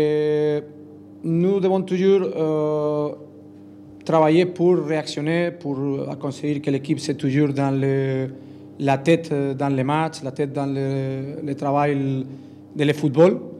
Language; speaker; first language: French; non-native, learner; Spanish